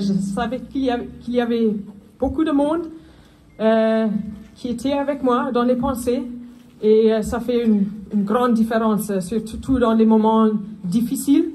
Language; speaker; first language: French; non-native, fluent; Afrikaans